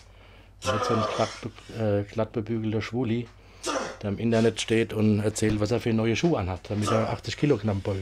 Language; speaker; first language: German; native; German